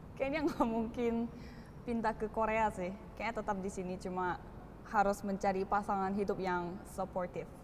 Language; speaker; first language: Indonesian; early bilingual, other home language; Korean